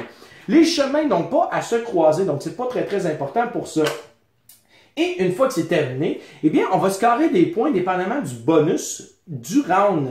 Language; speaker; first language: French; native; French